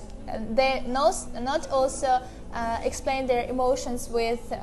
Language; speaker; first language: English; non-native, learner; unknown